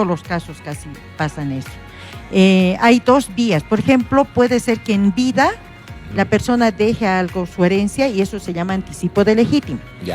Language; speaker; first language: Spanish; native; Spanish